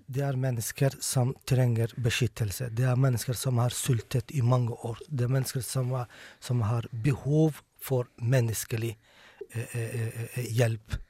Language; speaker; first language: Norwegian; non-native, fluent; Somali